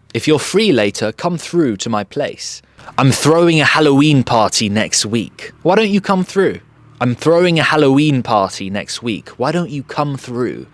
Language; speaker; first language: English; early bilingual, other home language; Polish